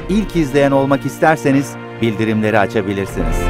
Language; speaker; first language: Turkish; non-native, fluent; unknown